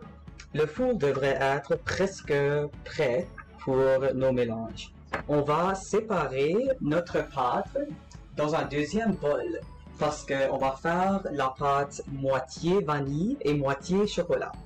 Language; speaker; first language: French; non-native, local second language; English